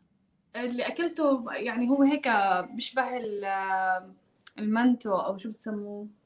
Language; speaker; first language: Arabic; native; Arabic